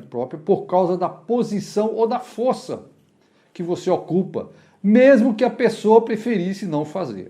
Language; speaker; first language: Portuguese; native; Portuguese